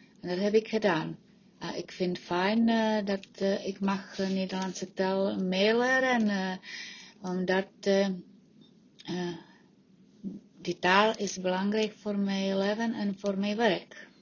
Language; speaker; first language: Dutch; non-native, learner; Czech